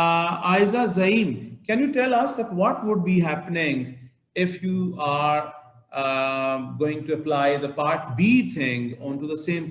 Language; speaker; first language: English; non-native, local second language; Urdu